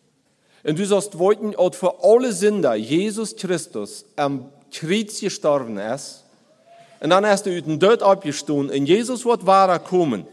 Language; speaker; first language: German; non-native, learner; Plautdietsch